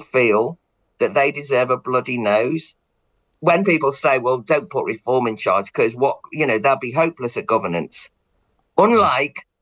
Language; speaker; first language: English; native; English